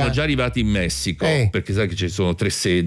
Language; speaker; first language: Italian; native; Italian